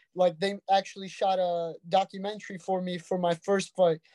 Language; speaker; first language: English; native; English